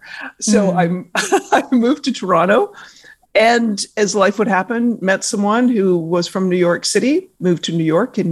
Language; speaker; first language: English; native; English